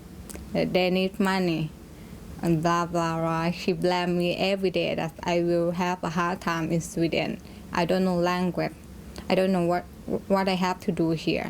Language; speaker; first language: English; non-native, learner; Thai